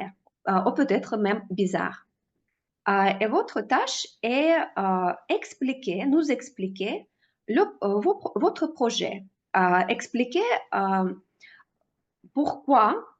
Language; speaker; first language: French; non-native, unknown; Russian